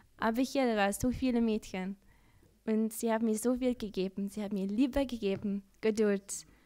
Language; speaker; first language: German; non-native, learner; Dutch